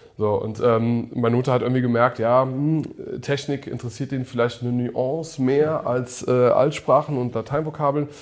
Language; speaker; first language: German; early bilingual, other home language; English